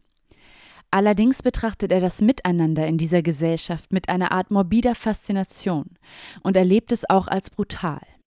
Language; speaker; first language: German; native; German